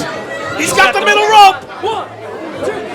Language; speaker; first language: English; native; English